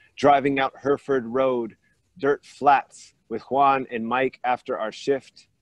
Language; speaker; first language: English; native; English